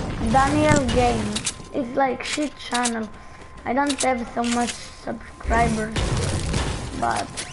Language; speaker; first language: English; non-native, learner; Hebrew